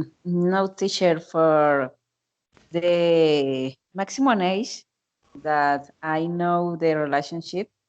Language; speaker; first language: English; non-native, learner; Spanish